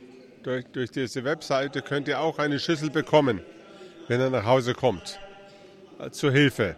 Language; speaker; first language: German; early bilingual, heritage; German